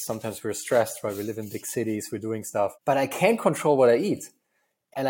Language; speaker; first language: English; non-native, fluent; German